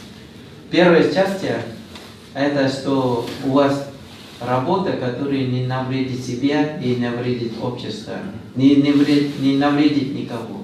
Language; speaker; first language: Russian; non-native, fluent; Thai